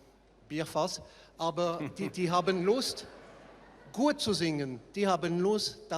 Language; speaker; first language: German; non-native, fluent; French